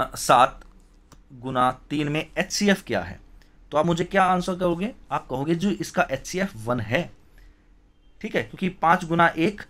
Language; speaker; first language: Hindi; native; Hindi